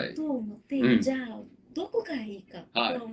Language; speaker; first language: Japanese; non-native, learner; Arabic